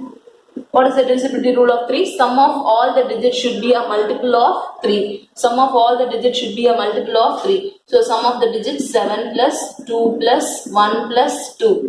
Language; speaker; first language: English; non-native, local second language; Tamil